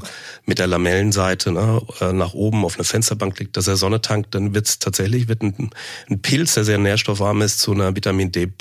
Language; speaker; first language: German; native; German